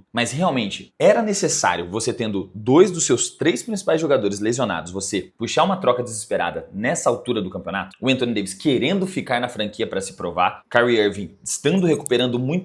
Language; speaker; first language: Portuguese; native; Portuguese